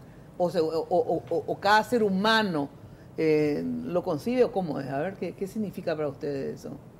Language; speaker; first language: Spanish; native; Spanish